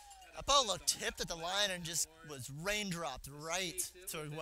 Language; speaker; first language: English; native; English